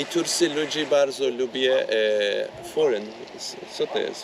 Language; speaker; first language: Polish; non-native, learner; Turkish